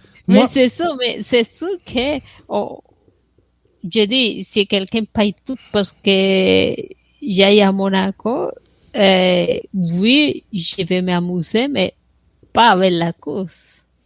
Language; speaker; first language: French; non-native, fluent; Spanish